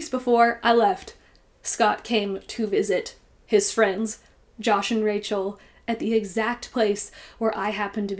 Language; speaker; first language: English; native; English